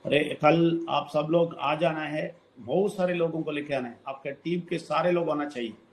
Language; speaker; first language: Hindi; non-native, local second language; Telugu